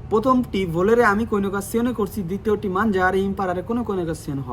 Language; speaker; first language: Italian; non-native, fluent; Bangla